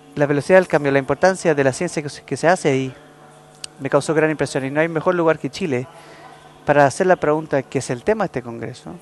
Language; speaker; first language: Spanish; non-native, fluent; English